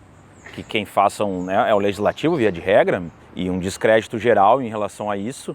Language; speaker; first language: Portuguese; native; Portuguese